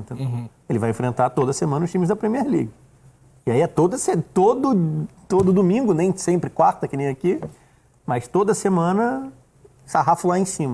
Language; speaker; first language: Portuguese; native; Portuguese